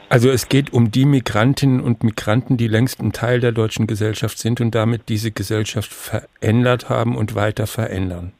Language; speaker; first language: German; native; German